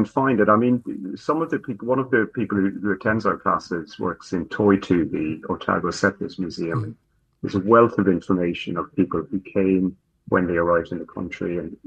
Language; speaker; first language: English; native; English